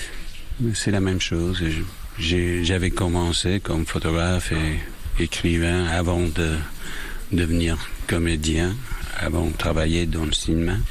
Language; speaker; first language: French; non-native, fluent; English